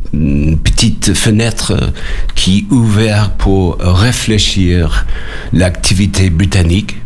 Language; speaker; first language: French; non-native, learner; English